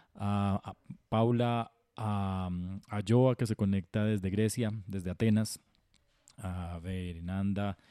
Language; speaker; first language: Spanish; native; Spanish